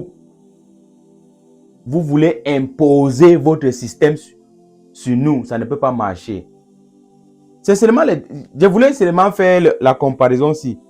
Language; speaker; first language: French; non-native, local second language; English